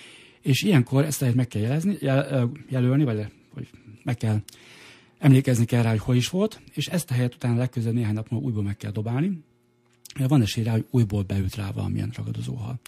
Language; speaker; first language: Hungarian; native; Hungarian